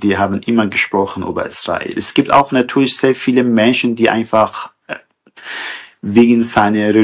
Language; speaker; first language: German; non-native, learner; Kurdish